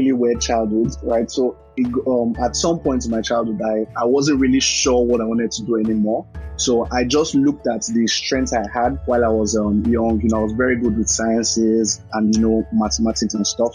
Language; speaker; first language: English; non-native, local second language; Yoruba